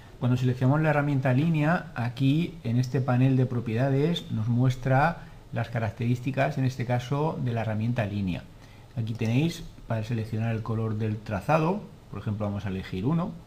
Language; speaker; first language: Spanish; native; Spanish